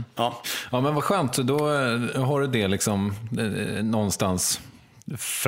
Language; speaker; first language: Swedish; native; Swedish